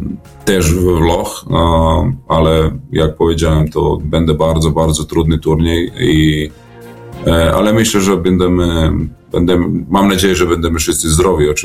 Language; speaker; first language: Polish; non-native, fluent; Serbian